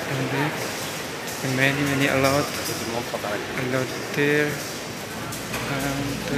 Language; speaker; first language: English; non-native, learner; Indonesian